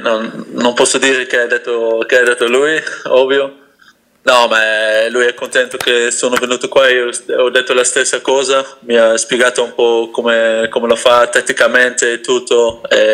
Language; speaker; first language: Italian; non-native, fluent; Dutch